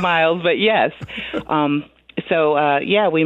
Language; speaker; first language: English; native; English